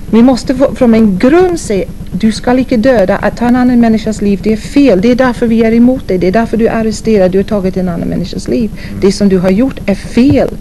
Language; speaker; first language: Swedish; non-native, fluent; English